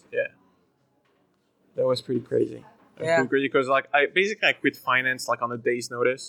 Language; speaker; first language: English; non-native, fluent; French